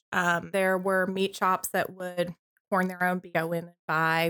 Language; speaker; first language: English; native; English